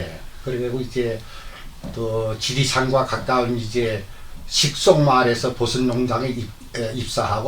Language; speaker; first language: Korean; native; Korean